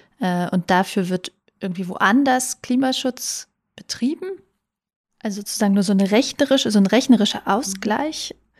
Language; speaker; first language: German; native; German